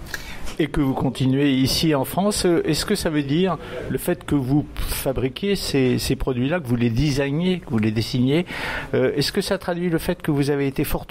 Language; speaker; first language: French; native; French